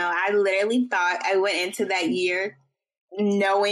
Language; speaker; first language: English; native; English